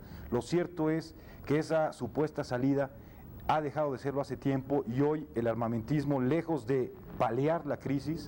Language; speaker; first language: Spanish; native; Spanish